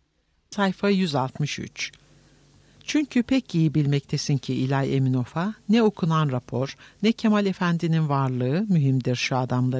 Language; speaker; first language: Turkish; native; Turkish